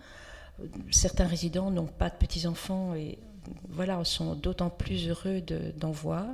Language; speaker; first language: French; native; French